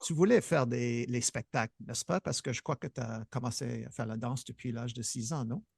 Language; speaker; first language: French; non-native, fluent; English